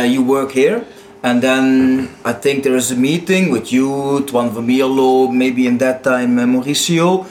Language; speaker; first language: English; non-native, fluent; Dutch